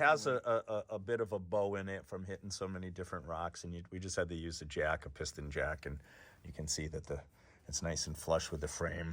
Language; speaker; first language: English; native; English